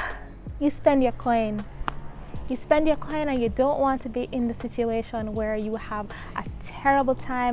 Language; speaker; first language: English; native; English